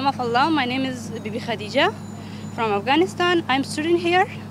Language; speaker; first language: English; non-native, learner; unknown